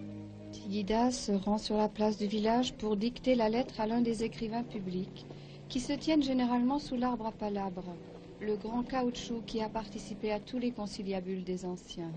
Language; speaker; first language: French; native; French